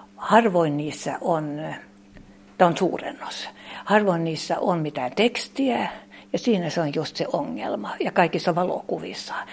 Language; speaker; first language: Finnish; non-native, local second language; Swedish